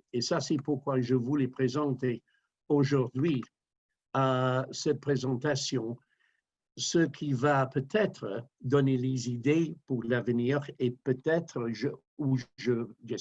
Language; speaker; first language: French; non-native, fluent; English